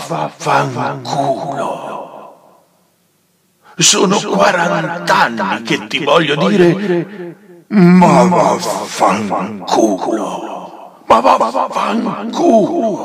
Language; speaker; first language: Italian; native; Italian